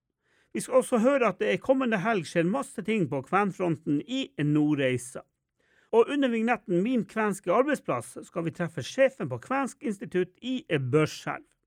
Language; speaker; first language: Norwegian; native; Norwegian